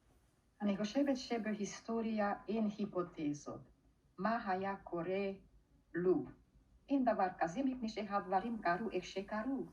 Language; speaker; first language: Hebrew; non-native, fluent; Hungarian